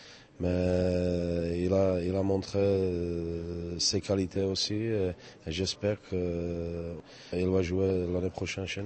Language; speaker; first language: French; non-native, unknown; Czech